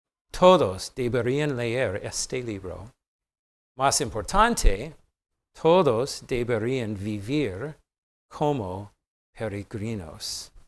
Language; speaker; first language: Spanish; non-native, fluent; English